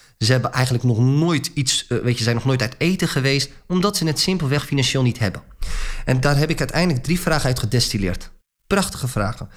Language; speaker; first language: Dutch; early bilingual, other home language; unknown